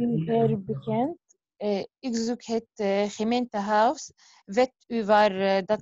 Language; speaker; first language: Dutch; non-native, learner; Arabic